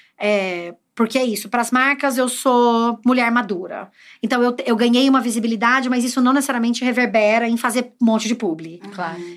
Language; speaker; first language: Portuguese; native; Portuguese